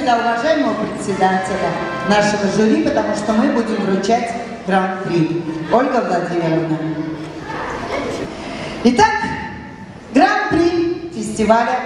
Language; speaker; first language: Russian; native; Russian